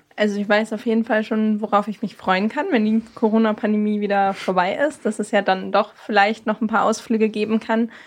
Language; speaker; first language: German; native; German